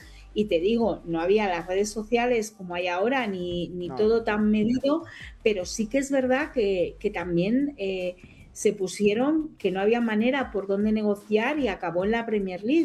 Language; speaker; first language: Spanish; native; Spanish